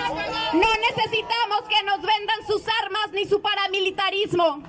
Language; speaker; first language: Spanish; native; Spanish